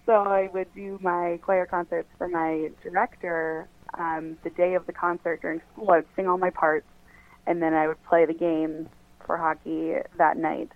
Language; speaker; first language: English; native; English